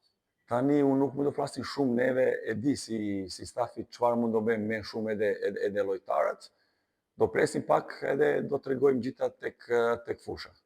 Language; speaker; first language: Albanian; non-native, fluent; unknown